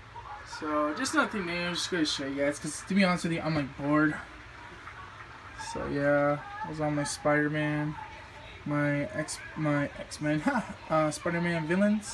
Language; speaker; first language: English; native; English